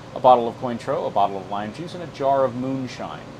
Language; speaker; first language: English; native; English